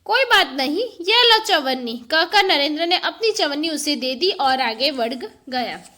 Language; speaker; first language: Hindi; non-native, local second language; Gujarati